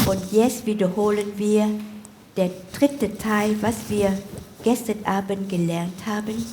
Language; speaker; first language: German; non-native, fluent; Vietnamese